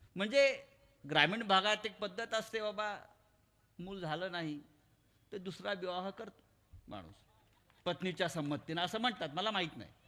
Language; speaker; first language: Marathi; native; Marathi